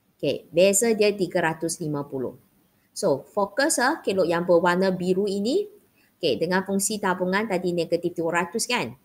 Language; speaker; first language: Malay; non-native, local second language; Chinese